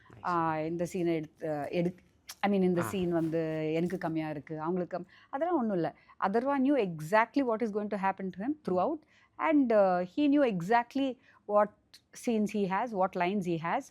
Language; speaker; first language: Tamil; native; Tamil